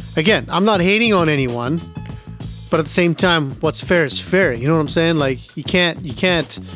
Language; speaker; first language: English; early bilingual, other home language; Punjabi